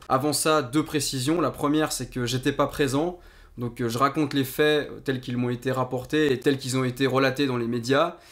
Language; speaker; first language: French; native; French